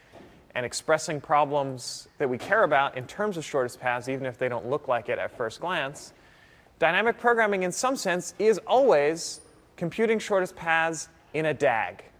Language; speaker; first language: English; native; English